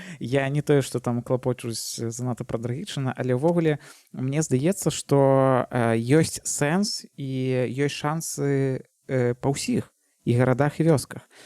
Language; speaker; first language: Belarusian; non-native, local second language; Russian